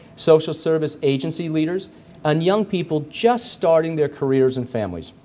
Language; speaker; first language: English; native; English